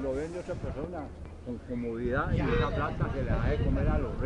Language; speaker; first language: Spanish; native; Spanish